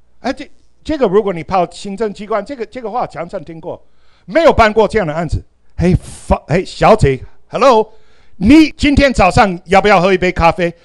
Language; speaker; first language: Chinese; non-native, fluent; English